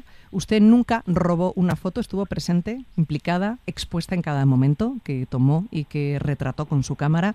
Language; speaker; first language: Spanish; native; Spanish